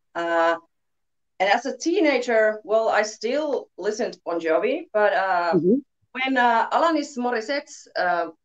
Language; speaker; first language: English; non-native, learner; Finnish